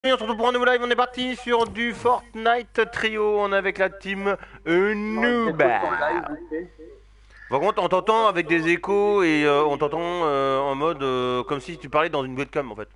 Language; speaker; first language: French; native; French